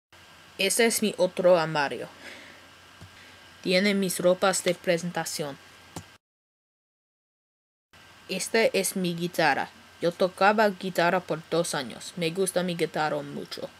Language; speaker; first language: Spanish; non-native, learner; English